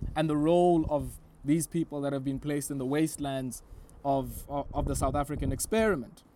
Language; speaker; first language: English; non-native, local second language; Xhosa